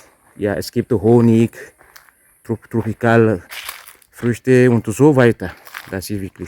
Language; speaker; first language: German; non-native, learner; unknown